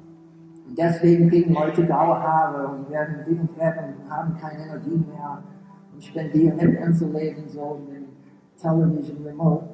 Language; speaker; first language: German; early bilingual, heritage; English